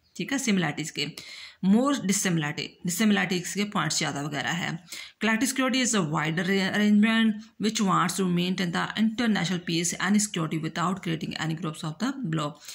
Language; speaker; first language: Hindi; non-native, local second language; Punjabi